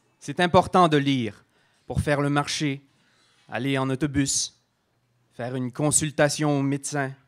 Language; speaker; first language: French; native; French